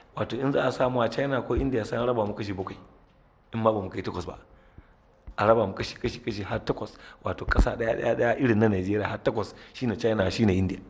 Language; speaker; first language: Hausa; native; Hausa